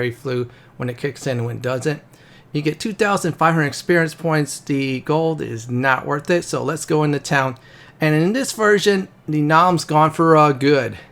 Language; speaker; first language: English; native; English